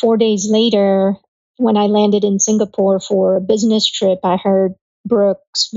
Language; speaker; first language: English; non-native, local second language; Gujarati